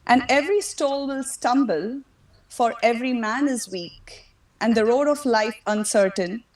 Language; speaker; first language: English; non-native, local second language; Marathi